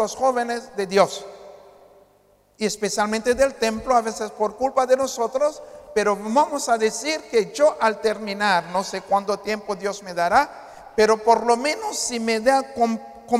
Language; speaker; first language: Spanish; non-native, fluent; Haitian Creole